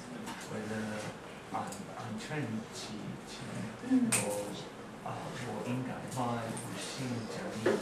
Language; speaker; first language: Chinese; non-native, learner; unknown